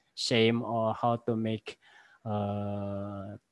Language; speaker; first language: English; non-native, learner; Indonesian